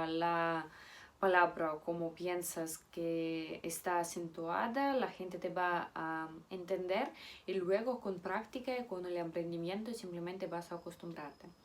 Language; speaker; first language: Spanish; non-native, fluent; Russian